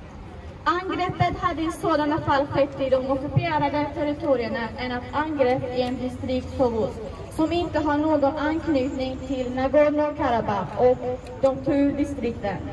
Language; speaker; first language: Swedish; non-native, fluent; Azerbaijani